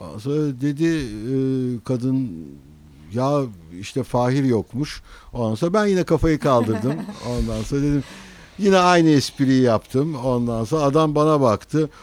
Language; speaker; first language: Turkish; native; Turkish